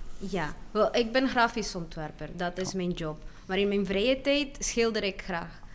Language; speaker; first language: Dutch; non-native, fluent; Spanish